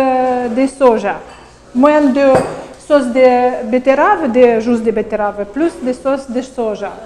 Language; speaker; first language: French; non-native, learner; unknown